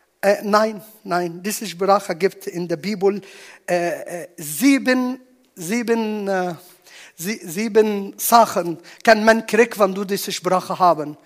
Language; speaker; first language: German; non-native, learner; Arabic